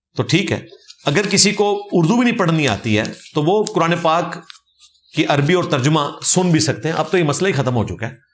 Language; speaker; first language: Urdu; non-native, local second language; Punjabi